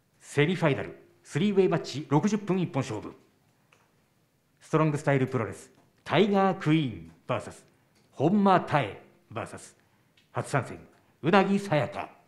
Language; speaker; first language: Japanese; native; Japanese